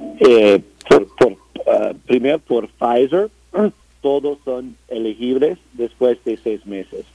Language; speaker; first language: Spanish; non-native, learner; English